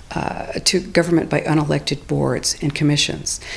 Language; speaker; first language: English; native; English